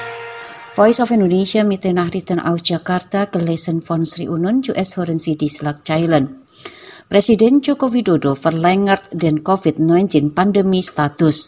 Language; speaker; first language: German; non-native, fluent; Indonesian